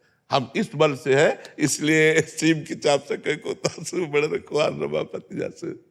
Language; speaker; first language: Hindi; native; Hindi